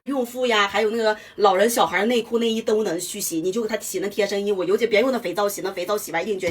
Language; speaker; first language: Chinese; native; Chinese